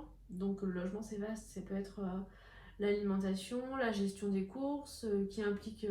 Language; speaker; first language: French; native; French